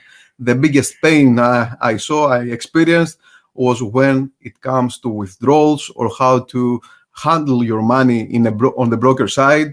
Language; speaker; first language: English; non-native, fluent; Greek